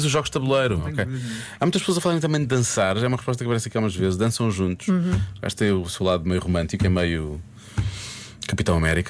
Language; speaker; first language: Portuguese; native; Portuguese